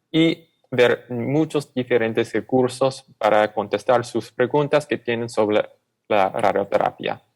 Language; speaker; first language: Spanish; non-native, fluent; English